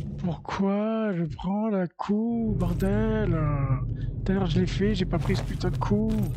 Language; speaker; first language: French; native; French